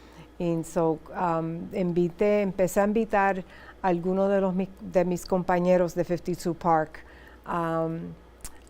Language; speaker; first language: Spanish; early bilingual, heritage; Spanish